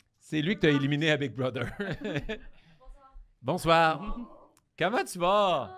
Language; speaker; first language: French; native; French